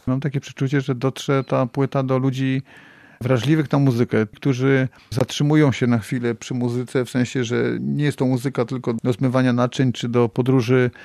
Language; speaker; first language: Polish; native; Polish